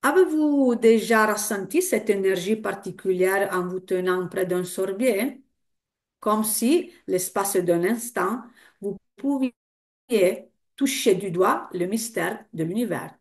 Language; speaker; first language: French; non-native, fluent; Italian